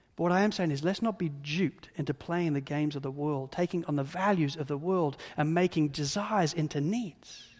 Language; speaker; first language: English; native; English